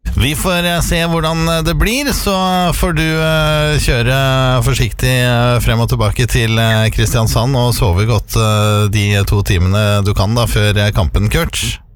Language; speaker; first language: Norwegian; native; Norwegian